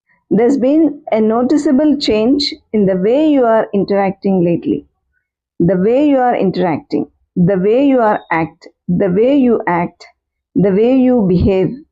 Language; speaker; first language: English; non-native, local second language; Telugu